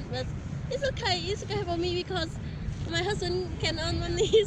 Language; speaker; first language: English; non-native, learner; Vietnamese